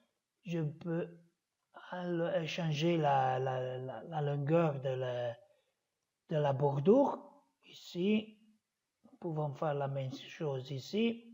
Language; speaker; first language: French; non-native, learner; Italian